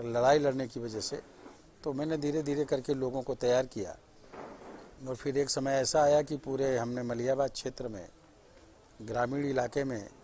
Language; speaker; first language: Hindi; native; Hindi